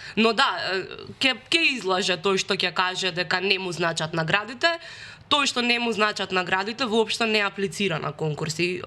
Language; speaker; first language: Macedonian; native; Macedonian